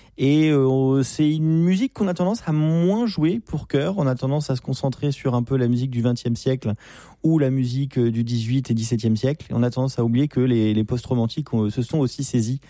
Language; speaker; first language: French; native; French